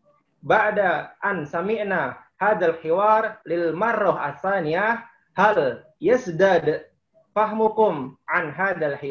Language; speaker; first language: Arabic; non-native, fluent; Indonesian